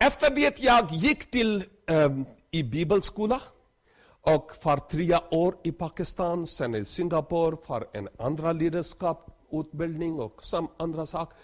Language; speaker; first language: Swedish; non-native, learner; Urdu